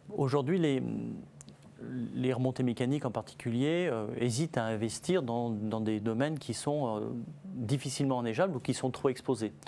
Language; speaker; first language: French; native; French